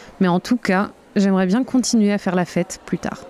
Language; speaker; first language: French; native; French